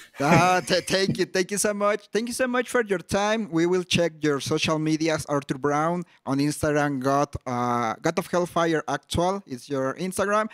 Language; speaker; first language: English; non-native, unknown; Spanish